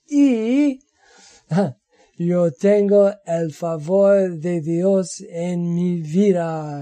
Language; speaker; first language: Spanish; non-native, learner; English